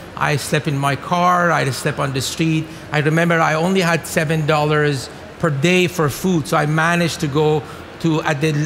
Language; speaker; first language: English; non-native, fluent; Persian